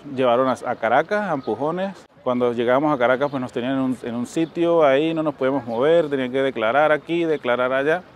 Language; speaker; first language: Spanish; native; Spanish